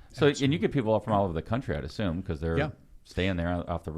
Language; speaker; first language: English; native; English